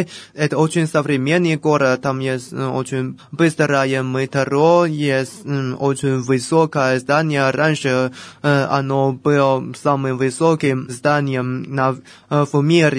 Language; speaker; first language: Russian; non-native, fluent; Chinese